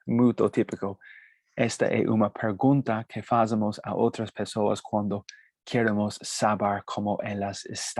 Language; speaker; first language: Portuguese; non-native, fluent; Spanish